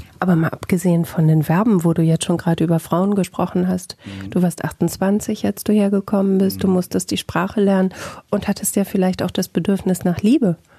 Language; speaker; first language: German; native; German